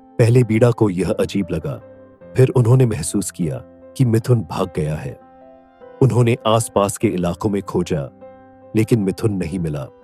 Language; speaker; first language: Hindi; non-native, local second language; Nyishi